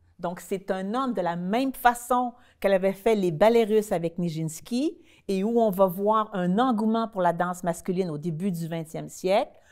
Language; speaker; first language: French; native; French